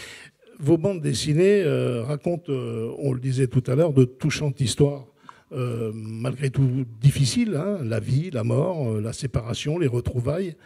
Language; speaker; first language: French; native; French